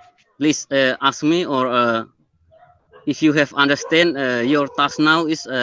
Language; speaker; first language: English; non-native, learner; Indonesian